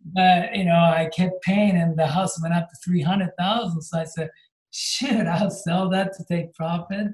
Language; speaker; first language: English; non-native, fluent; Japanese